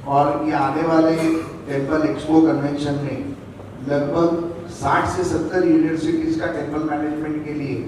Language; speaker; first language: Hindi; non-native, local second language; Marathi